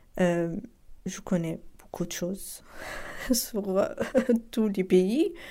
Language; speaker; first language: French; non-native, local second language; Arabic